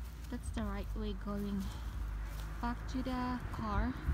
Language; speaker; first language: English; non-native, local second language; Cebuano